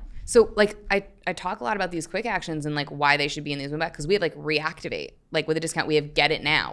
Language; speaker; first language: English; native; English